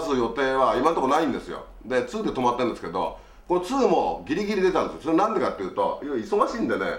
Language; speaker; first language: Japanese; native; Japanese